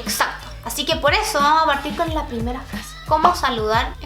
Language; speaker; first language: Spanish; native; Spanish